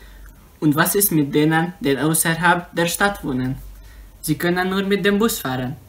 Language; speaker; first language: German; non-native, learner; Hungarian